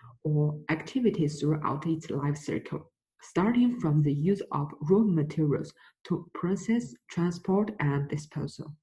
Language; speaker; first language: English; non-native, fluent; Chinese